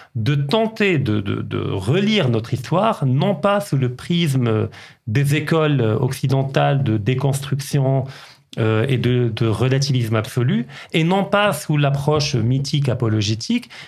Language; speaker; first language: French; non-native, local second language; Arabic